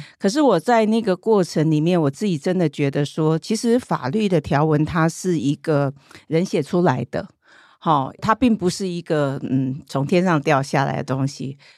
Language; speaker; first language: Chinese; native; Chinese